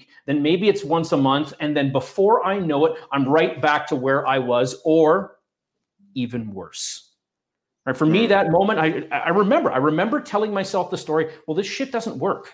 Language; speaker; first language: English; native; English